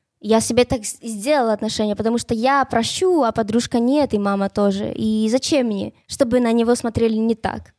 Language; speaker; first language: Russian; non-native, fluent; Spanish